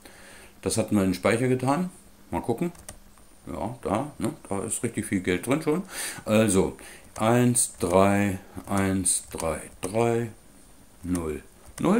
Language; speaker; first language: German; native; German